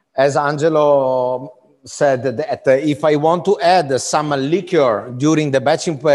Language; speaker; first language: English; non-native, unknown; Italian